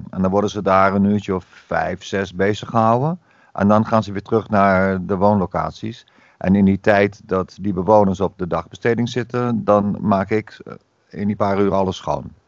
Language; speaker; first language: Dutch; native; Dutch